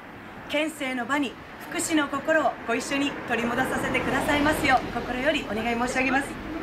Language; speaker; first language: Japanese; native; Japanese